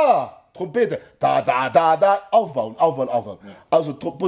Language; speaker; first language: German; non-native, learner; Dutch